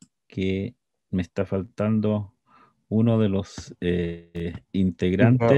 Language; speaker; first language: Spanish; native; Spanish